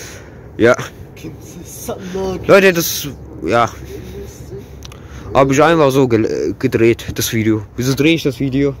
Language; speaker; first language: German; early bilingual, other home language; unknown